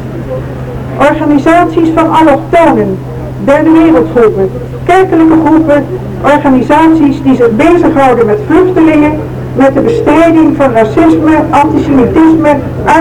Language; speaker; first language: Dutch; native; Dutch